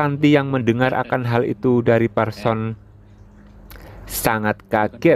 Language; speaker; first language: Indonesian; native; Indonesian